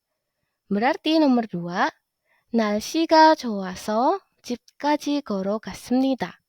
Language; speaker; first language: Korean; non-native, fluent; Indonesian